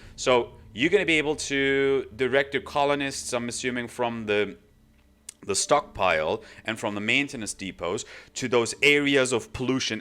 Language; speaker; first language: English; non-native, fluent; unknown